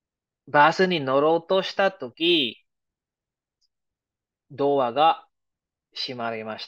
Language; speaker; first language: Japanese; non-native, fluent; Filipino